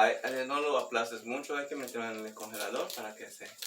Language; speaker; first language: Spanish; native; Spanish